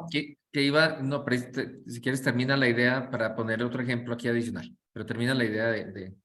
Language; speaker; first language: Spanish; native; Spanish